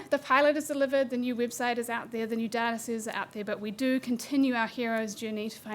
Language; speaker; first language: English; native; English